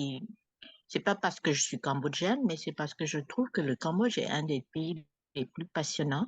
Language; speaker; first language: French; non-native, fluent; Khmer